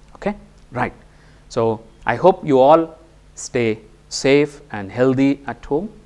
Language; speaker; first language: English; non-native, local second language; Kannada